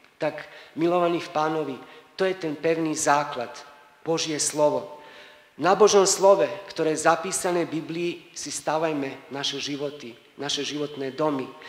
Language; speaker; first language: Slovak; native; Slovak